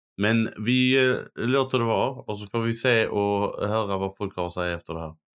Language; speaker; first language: Swedish; non-native, fluent; Arabic